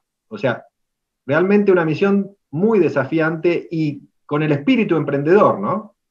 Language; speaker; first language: Spanish; native; Spanish